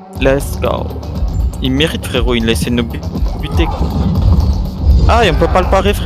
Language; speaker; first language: French; native; French